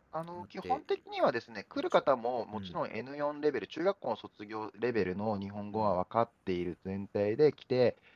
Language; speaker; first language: Japanese; native; Japanese